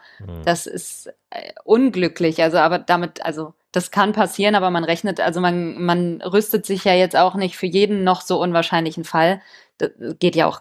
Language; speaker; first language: German; native; German